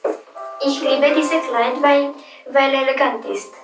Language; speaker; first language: German; non-native, learner; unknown